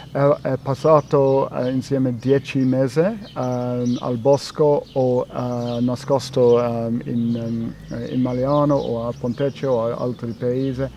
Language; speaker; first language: Italian; non-native, fluent; English